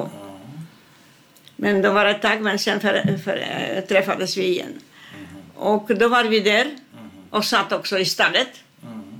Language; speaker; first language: Swedish; non-native, fluent; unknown